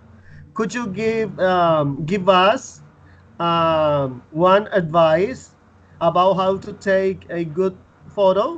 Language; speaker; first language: English; non-native, fluent; Spanish